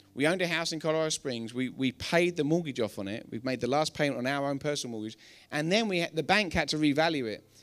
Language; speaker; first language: English; native; English